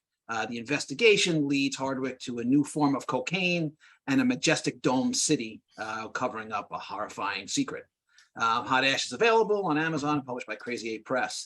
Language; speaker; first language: English; native; English